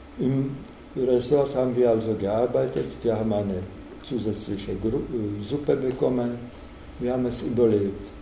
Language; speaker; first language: German; non-native, fluent; Czech